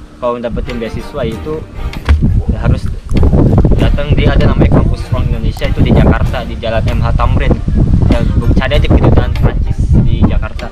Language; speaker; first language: Indonesian; native; Indonesian